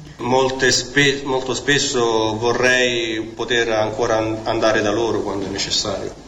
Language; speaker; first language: Italian; native; Italian